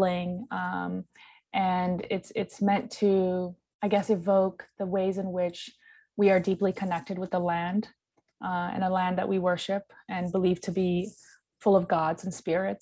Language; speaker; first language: English; non-native, local second language; Tibetan